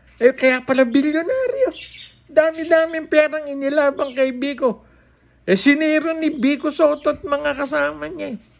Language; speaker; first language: Filipino; native; Filipino